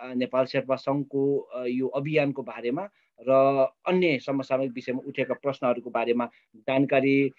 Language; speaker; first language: Nepali; non-native, local second language; Sherpa